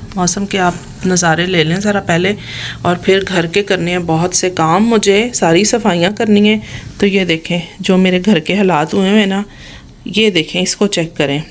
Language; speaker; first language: Urdu; non-native, local second language; Punjabi